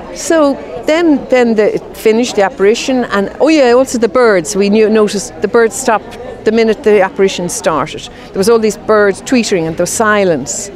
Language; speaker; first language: English; native; English